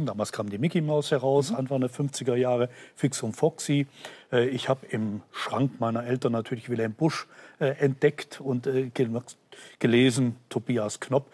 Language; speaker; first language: German; native; German